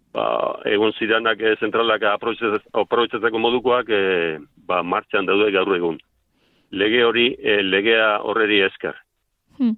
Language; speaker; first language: Basque; native; Basque